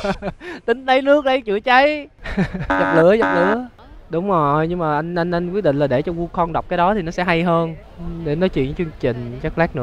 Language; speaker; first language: Vietnamese; native; Vietnamese